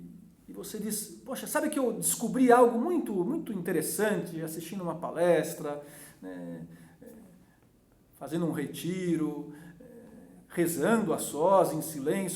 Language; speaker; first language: Portuguese; native; Portuguese